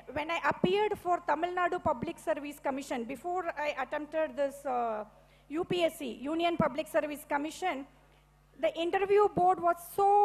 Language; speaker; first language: English; non-native, local second language; Tamil